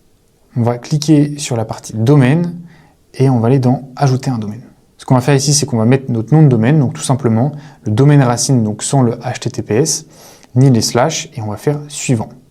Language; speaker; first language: French; native; French